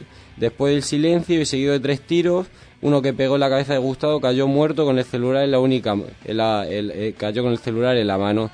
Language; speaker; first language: Spanish; native; Spanish